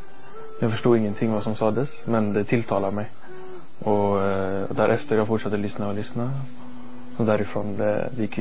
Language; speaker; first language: Swedish; non-native, learner; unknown